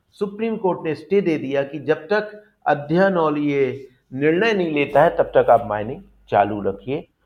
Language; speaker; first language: Hindi; native; Hindi